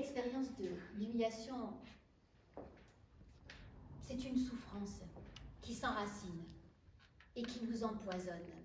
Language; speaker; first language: French; native; French